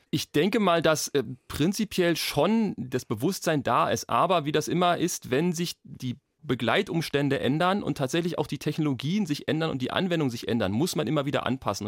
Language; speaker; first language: German; native; German